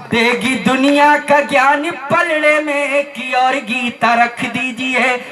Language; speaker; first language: Hindi; native; Hindi